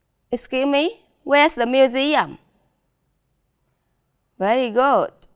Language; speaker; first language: English; non-native, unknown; Vietnamese